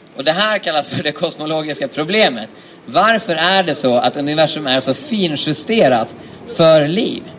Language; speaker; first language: Swedish; native; Swedish